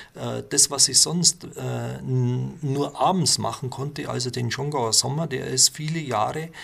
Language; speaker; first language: German; native; German